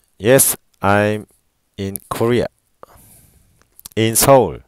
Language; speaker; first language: English; non-native, learner; Korean